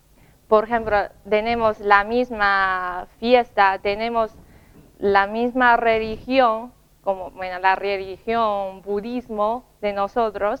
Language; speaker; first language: Spanish; non-native, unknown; Chinese